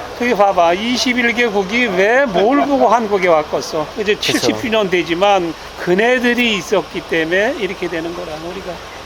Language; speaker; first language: Korean; native; Korean